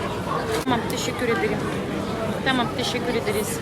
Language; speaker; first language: Turkish; non-native, learner; Russian